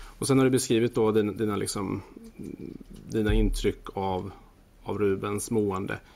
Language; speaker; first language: Swedish; native; Swedish